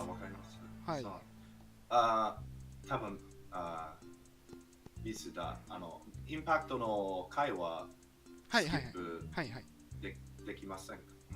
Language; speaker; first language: Japanese; non-native, learner; English